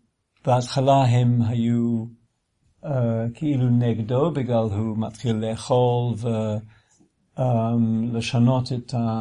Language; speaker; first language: Hebrew; non-native, fluent; English